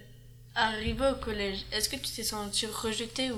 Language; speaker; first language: French; native; French